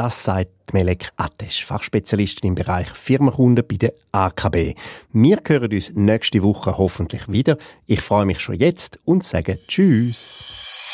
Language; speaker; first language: German; native; German